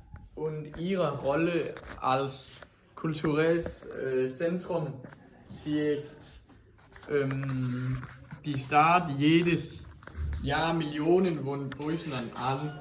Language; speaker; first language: German; non-native, learner; Danish